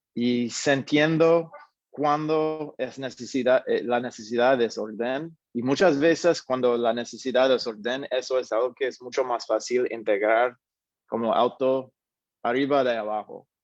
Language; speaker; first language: Spanish; non-native, fluent; English